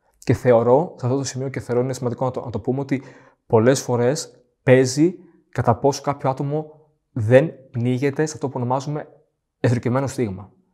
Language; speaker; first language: Greek; native; Greek